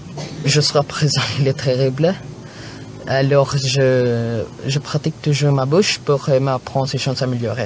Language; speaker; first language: French; non-native, learner; Filipino